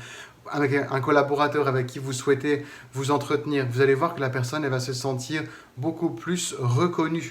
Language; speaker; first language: French; native; French